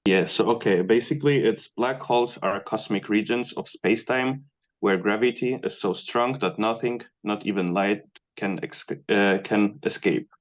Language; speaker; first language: English; non-native, fluent; Polish